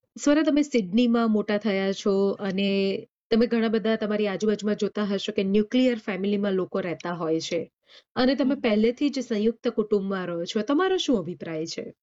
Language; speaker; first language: Gujarati; native; Gujarati